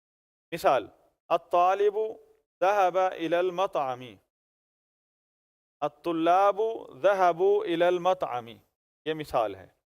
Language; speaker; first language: Arabic; non-native, fluent; Urdu